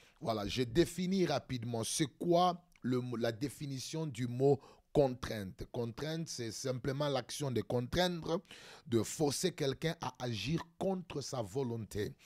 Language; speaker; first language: French; non-native, local second language; Lingala